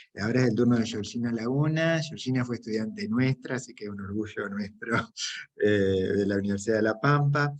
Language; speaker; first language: Spanish; native; Spanish